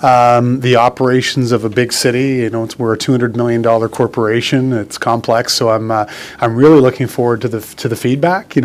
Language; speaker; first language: English; native; English